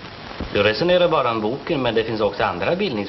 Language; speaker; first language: Swedish; native; Swedish